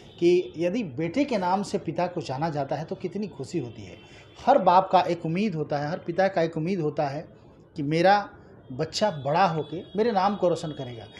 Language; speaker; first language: Hindi; native; Hindi